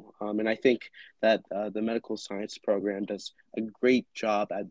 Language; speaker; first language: English; native; English